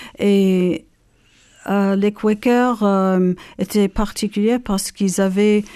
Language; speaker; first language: French; non-native, fluent; English